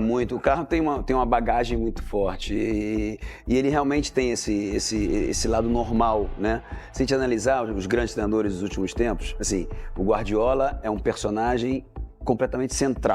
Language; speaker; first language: Portuguese; native; Portuguese